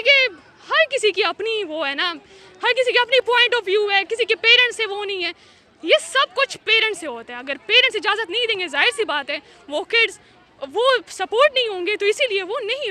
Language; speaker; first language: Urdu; non-native, local second language; Pashto